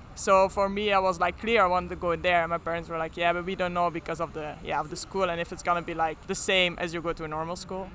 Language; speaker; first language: English; non-native, fluent; Dutch